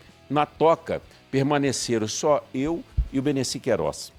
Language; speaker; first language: Portuguese; native; Portuguese